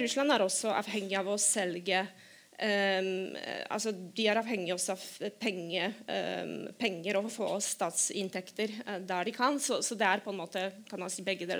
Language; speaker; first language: Norwegian; non-native, fluent; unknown